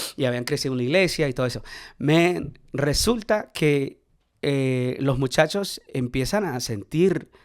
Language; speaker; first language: Spanish; early bilingual, heritage; Spanish